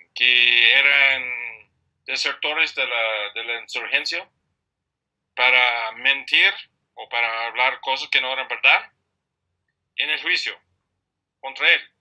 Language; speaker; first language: Spanish; non-native, fluent; English